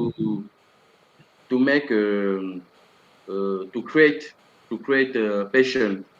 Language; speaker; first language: English; non-native, learner; French